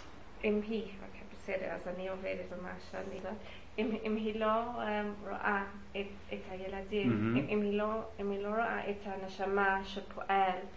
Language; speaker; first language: Hebrew; non-native, learner; English